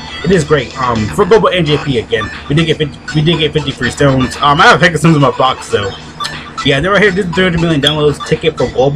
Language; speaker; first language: English; native; English